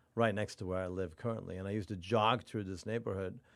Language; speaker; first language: English; non-native, fluent; Norwegian